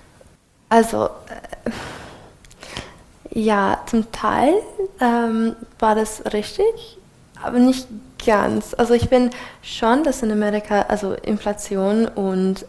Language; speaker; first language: German; non-native, fluent; English